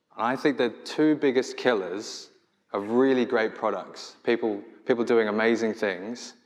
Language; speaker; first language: English; native; English